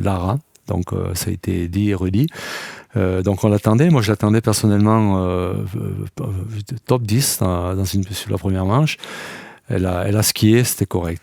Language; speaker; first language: French; native; French